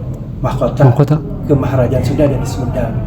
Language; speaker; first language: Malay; non-native, local second language; Sundanese